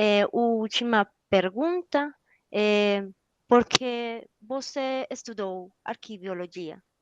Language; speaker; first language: Portuguese; non-native, learner; Spanish